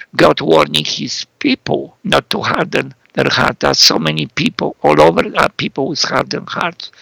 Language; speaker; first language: English; non-native, fluent; Polish